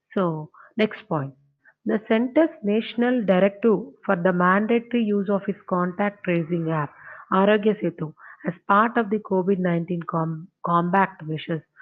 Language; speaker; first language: English; non-native, local second language; Telugu